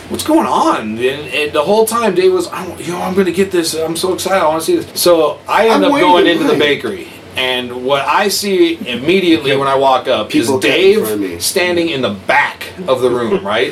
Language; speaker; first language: English; native; English